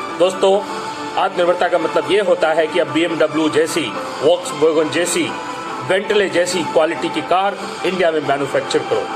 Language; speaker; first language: Hindi; native; Hindi